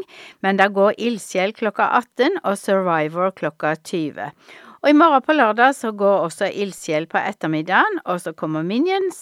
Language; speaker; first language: Norwegian; native; Norwegian